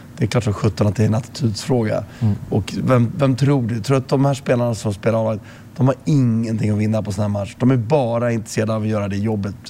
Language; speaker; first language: Swedish; native; Swedish